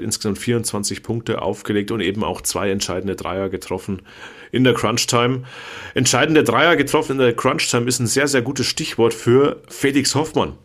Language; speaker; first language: German; native; German